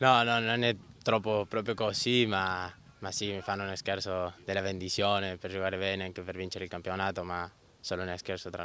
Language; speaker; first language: Italian; non-native, learner; Spanish